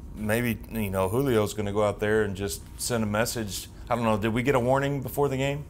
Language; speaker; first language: English; native; English